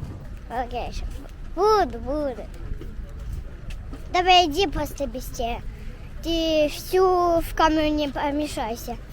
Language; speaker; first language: Russian; early bilingual, heritage; Russian